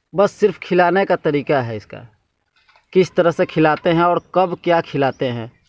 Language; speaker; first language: Hindi; native; Hindi